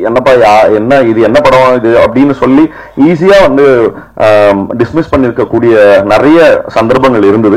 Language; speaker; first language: Tamil; native; Tamil